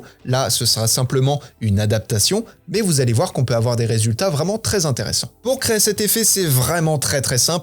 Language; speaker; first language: French; native; French